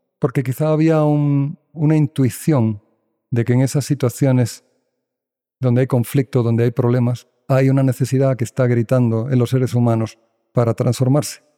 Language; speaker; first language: Spanish; native; Spanish